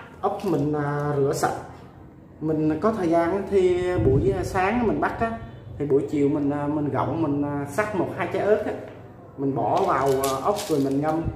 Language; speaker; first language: Vietnamese; non-native, local second language; Khmer